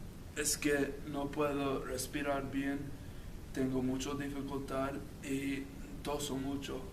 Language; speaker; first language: Spanish; non-native, learner; English